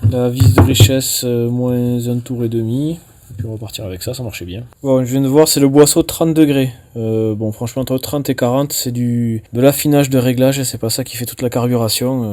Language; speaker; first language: French; native; French